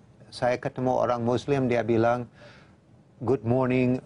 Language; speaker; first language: Indonesian; non-native, fluent; English